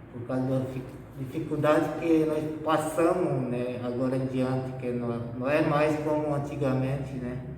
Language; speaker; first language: Portuguese; non-native, local second language; Guarani